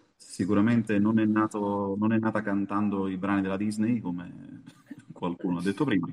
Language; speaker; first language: Italian; native; Italian